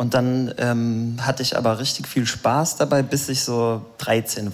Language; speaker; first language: German; native; German